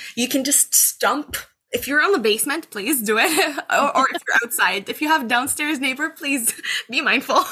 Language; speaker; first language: English; non-native, fluent; Arabic